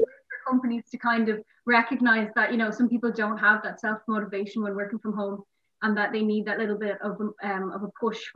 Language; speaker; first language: English; native; English